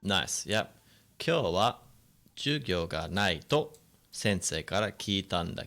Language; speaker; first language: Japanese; non-native, fluent; English